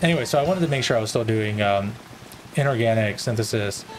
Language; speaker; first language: English; native; English